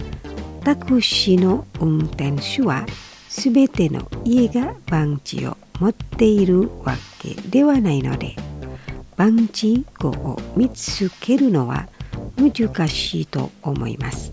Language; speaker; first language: Japanese; non-native, fluent; Indonesian